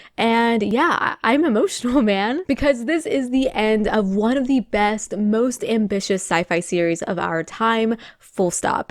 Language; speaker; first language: English; native; English